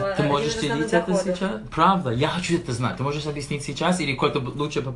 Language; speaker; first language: Russian; non-native, learner; English